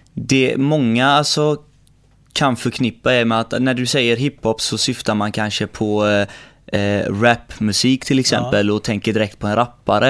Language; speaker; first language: Swedish; early bilingual, other home language; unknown